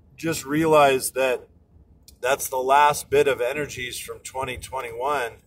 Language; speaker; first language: English; native; English